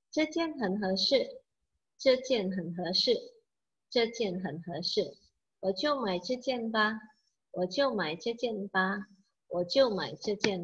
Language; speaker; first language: Chinese; non-native, fluent; Indonesian